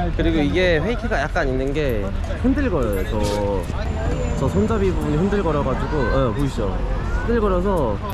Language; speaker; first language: Korean; native; Korean